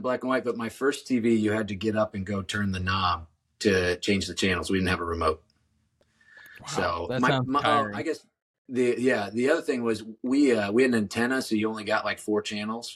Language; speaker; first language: English; native; English